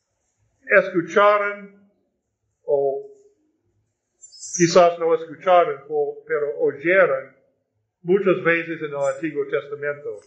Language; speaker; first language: Spanish; non-native, fluent; English